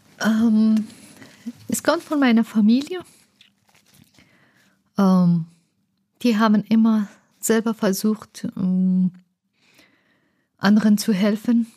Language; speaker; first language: German; non-native, learner; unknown